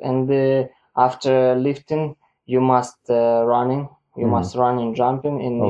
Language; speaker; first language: English; non-native, learner; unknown